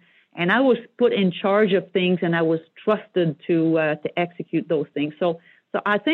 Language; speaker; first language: English; non-native, fluent; French